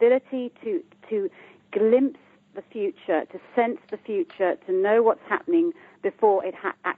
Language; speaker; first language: English; native; English